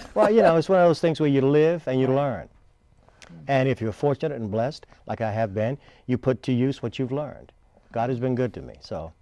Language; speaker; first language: English; native; English